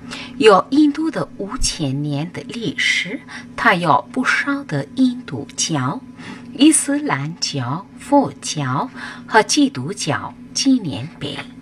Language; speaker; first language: Chinese; non-native, fluent; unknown